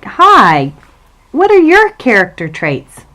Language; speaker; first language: English; native; English